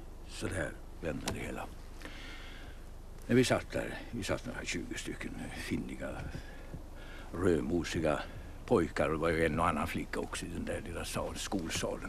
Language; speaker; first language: Swedish; native; Swedish